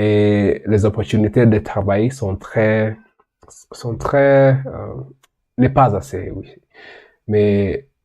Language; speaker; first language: French; non-native, learner; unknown